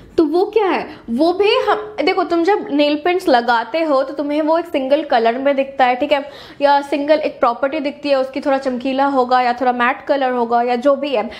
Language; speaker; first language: Hindi; native; Hindi